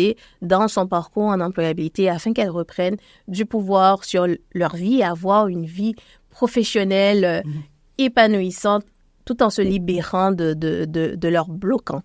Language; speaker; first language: French; native; French